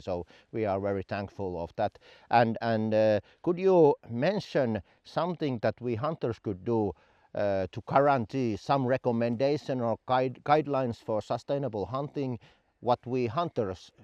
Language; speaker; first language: English; non-native, fluent; Finnish